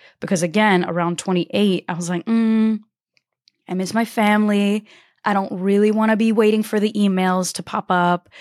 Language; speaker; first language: English; early bilingual, other home language; Portuguese